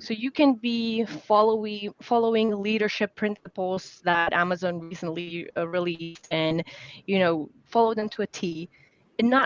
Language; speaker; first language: English; non-native, fluent; Polish